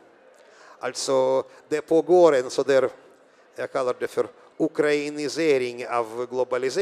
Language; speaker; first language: Swedish; non-native, fluent; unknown